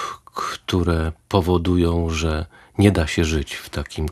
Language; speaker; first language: Polish; native; Polish